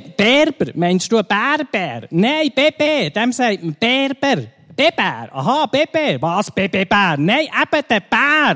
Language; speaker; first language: German; native; German